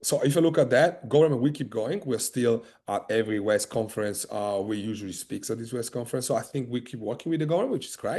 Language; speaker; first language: English; non-native, fluent; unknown